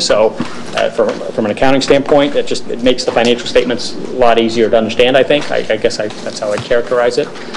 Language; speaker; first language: English; native; English